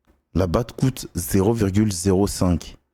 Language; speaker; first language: French; native; French